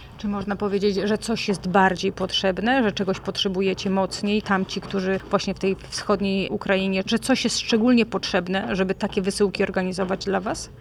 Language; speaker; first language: Polish; native; Polish